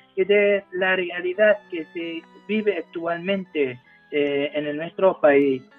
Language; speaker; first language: Spanish; non-native, fluent; Arabic